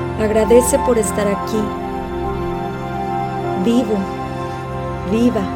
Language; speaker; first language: Spanish; native; Spanish